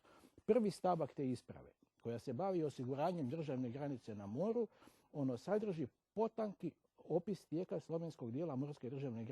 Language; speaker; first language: Croatian; native; Croatian